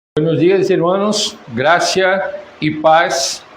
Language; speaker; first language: Spanish; non-native, learner; Portuguese